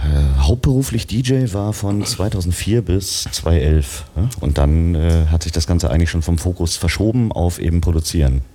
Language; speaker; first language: German; native; German